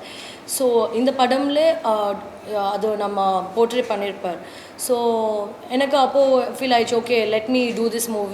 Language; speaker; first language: Tamil; non-native, learner; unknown